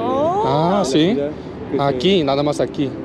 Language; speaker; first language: Spanish; non-native, learner; Korean